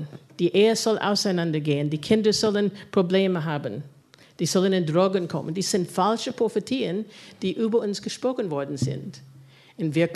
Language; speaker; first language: German; non-native, fluent; English